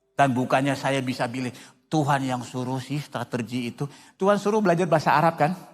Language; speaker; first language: Indonesian; non-native, fluent; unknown